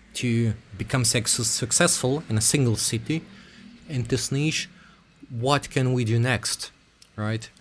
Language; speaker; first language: English; early bilingual, other home language; Russian